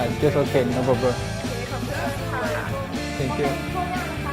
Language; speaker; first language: English; non-native, local second language; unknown